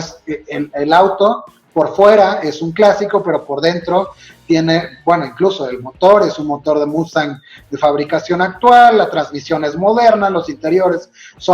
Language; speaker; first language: Spanish; native; Spanish